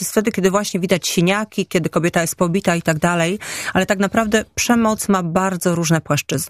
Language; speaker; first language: Polish; native; Polish